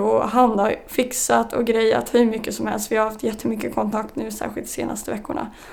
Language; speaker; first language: Swedish; native; Swedish